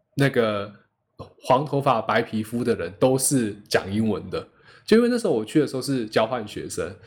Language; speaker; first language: Chinese; native; Chinese